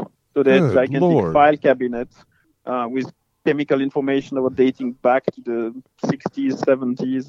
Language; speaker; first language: English; non-native, fluent; French